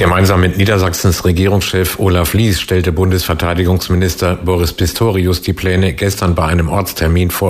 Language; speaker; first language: German; native; German